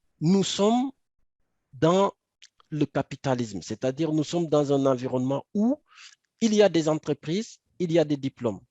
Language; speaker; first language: French; non-native, local second language; Wolof